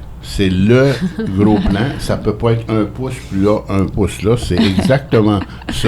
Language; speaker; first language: French; native; French